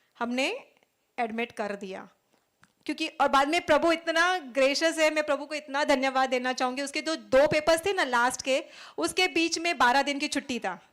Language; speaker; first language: Hindi; non-native, local second language; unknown